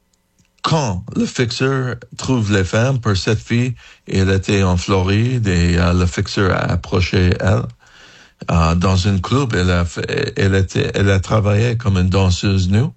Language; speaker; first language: French; non-native, fluent; English